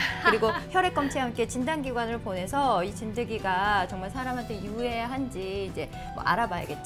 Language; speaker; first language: Korean; native; Korean